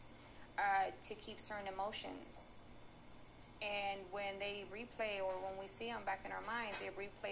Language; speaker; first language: English; early bilingual, other home language; Spanish